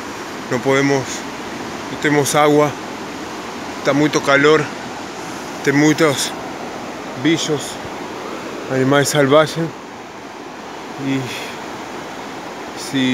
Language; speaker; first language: Spanish; non-native, learner; Portuguese